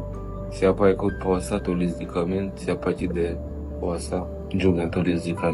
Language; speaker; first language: Indonesian; non-native, learner; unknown